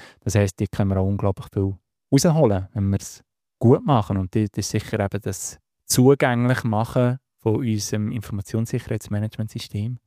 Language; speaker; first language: German; native; German